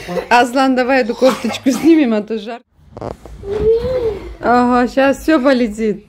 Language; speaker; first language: Russian; native; Russian